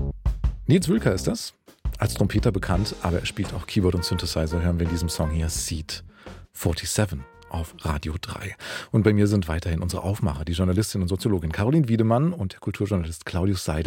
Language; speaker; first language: German; native; German